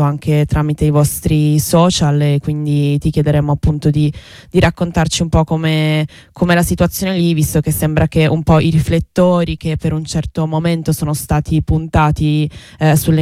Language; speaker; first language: Italian; native; Italian